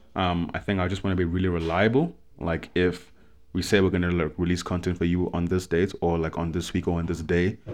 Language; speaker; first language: English; native; English